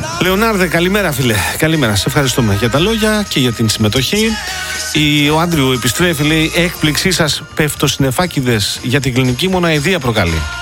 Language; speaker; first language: Greek; native; Greek